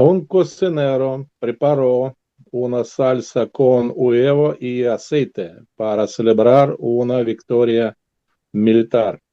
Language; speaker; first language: Spanish; non-native, learner; Russian